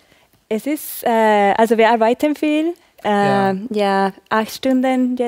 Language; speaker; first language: German; non-native, learner; Spanish